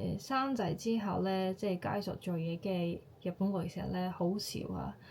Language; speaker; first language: Cantonese; non-native, fluent; Japanese